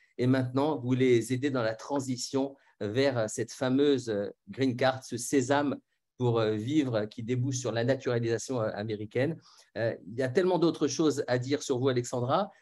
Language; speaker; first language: French; native; French